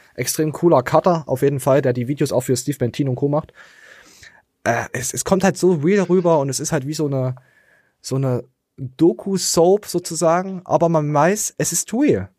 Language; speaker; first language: German; native; German